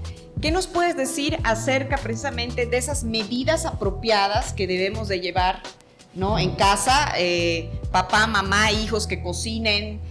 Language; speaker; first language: Spanish; native; Spanish